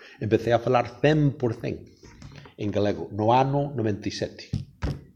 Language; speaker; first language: Galician; non-native, fluent; English